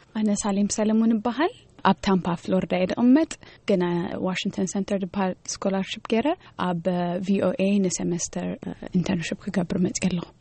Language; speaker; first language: Tigrinya; early bilingual, heritage; Tigrinya